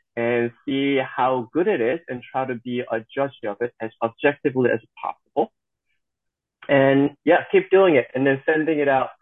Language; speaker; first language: English; non-native, fluent; Korean